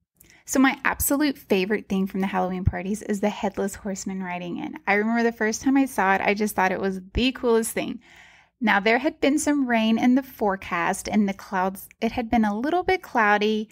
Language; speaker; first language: English; native; English